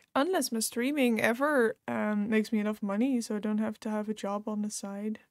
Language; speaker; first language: English; non-native, fluent; Dutch